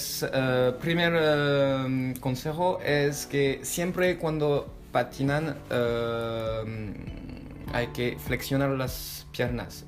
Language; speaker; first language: Spanish; non-native, fluent; French